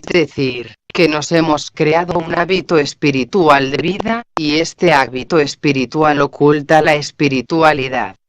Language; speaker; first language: Spanish; native; Spanish